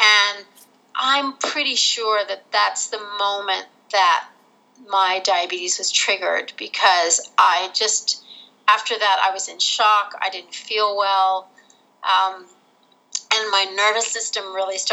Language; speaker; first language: English; native; English